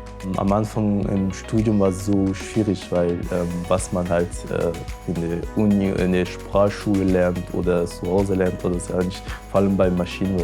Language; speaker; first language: German; non-native, fluent; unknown